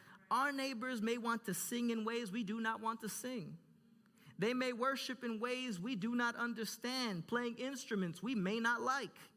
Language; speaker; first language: English; early bilingual, other home language; Spanish